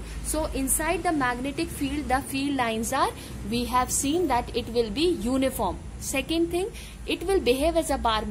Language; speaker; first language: English; non-native, local second language; Hindi